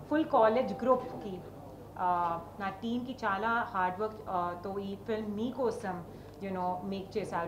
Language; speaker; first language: Telugu; non-native, learner; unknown